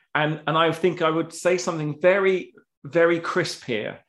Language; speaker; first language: English; native; English